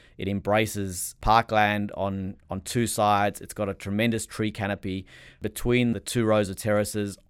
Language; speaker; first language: English; native; English